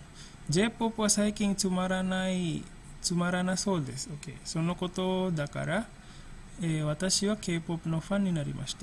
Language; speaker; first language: Japanese; non-native, fluent; Indonesian